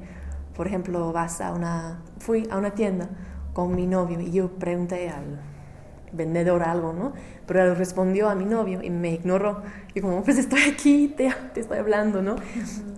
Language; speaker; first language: Spanish; non-native, fluent; English